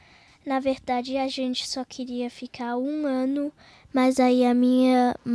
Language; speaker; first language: Portuguese; early bilingual, heritage; Portuguese